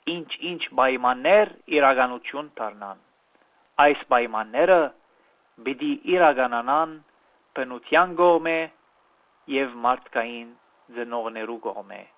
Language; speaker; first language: Armenian; early bilingual, heritage; Armenian